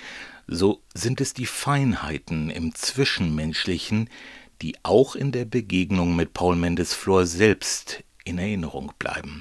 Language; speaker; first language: German; native; German